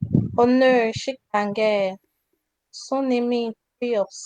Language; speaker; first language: Korean; non-native, learner; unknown